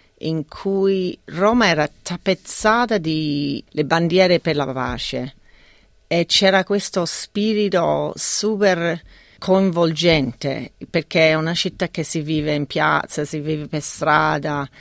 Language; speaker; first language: Italian; non-native, fluent; English